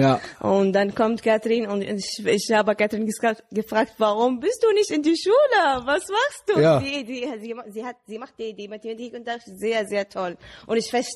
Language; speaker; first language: German; non-native, learner; Arabic